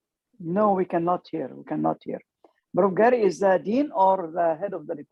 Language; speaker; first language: English; non-native, fluent; Arabic